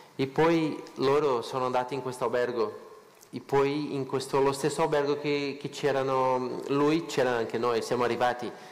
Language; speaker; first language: Italian; non-native, fluent; Portuguese